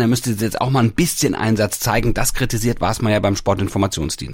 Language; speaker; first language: German; native; German